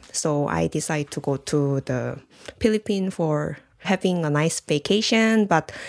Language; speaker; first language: English; non-native, learner; Korean